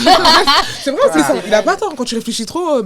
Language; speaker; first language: French; native; French